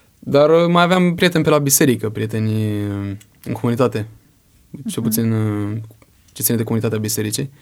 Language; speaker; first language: Romanian; early bilingual, heritage; Romanian